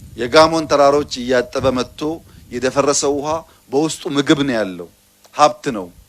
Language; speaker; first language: Amharic; non-native, local second language; Oromo